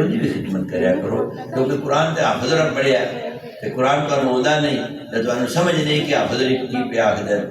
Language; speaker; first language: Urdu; non-native, local second language; Punjabi